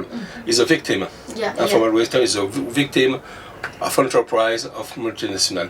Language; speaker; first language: English; non-native, learner; French